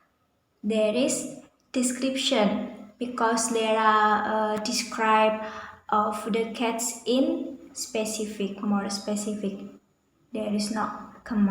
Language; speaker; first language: English; non-native, learner; Indonesian